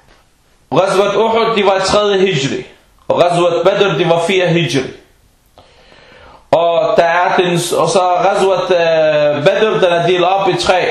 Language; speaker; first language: Danish; non-native, local second language; Arabic